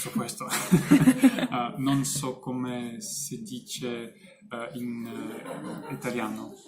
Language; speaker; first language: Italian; non-native, learner; Russian